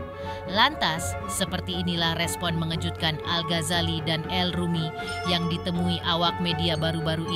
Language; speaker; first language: Indonesian; native; Indonesian